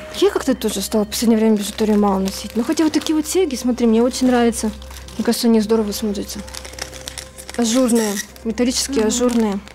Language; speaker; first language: Russian; native; Russian